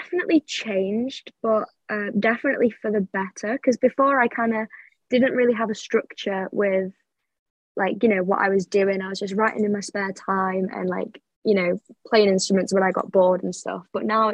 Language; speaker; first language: English; native; English